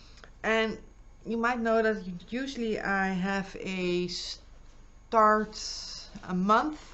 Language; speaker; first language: English; non-native, fluent; Dutch